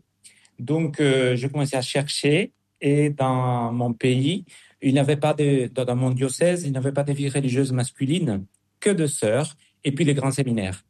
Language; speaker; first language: French; non-native, fluent; Spanish